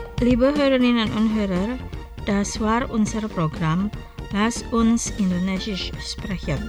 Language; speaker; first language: German; non-native, fluent; Indonesian